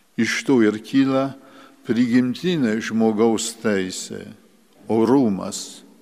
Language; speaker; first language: Lithuanian; early bilingual, heritage; Lithuanian